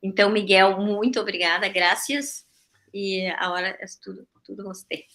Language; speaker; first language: Spanish; non-native, learner; Portuguese